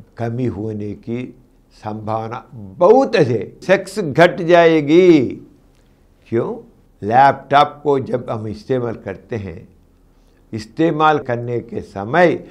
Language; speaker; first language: Hindi; non-native, local second language; Telugu